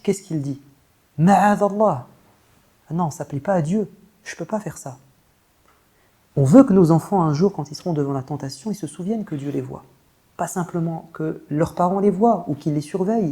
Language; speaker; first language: French; native; French